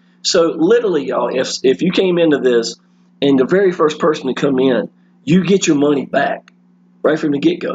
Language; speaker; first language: English; native; English